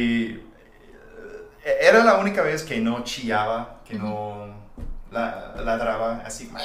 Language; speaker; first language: Spanish; non-native, fluent; English